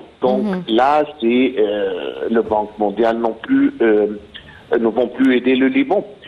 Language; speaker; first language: French; non-native, fluent; Arabic